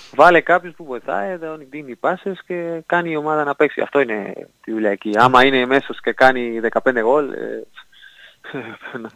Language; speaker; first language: Greek; non-native, fluent; Spanish